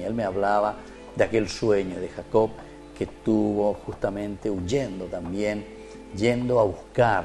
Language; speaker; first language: Spanish; native; Spanish